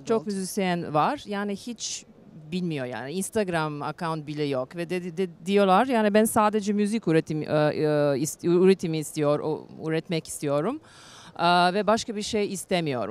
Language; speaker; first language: Turkish; non-native, learner; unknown